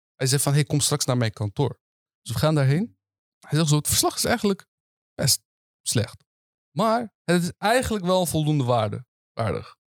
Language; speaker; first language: Dutch; early bilingual, other home language; Turkish